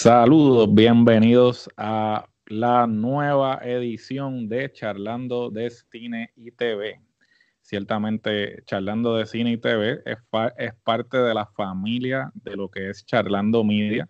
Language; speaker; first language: Spanish; native; Spanish